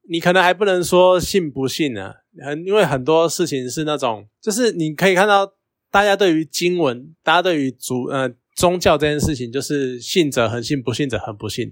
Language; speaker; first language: Chinese; native; Chinese